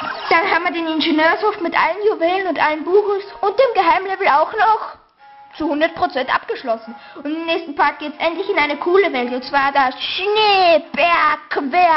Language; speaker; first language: German; native; German